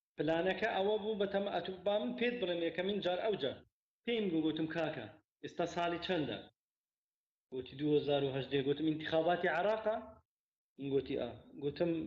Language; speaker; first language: Central Kurdish; non-native, local second language; Kurdish